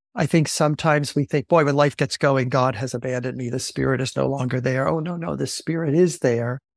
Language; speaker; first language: English; native; English